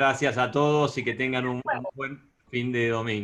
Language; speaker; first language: Spanish; native; Spanish